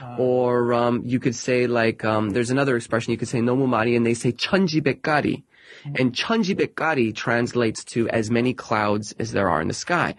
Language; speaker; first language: English; native; English